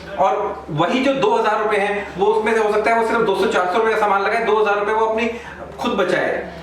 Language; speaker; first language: Hindi; native; Hindi